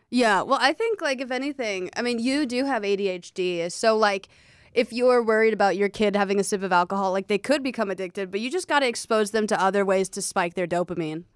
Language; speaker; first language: English; native; English